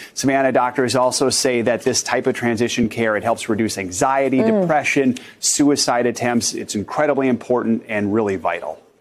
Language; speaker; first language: English; native; English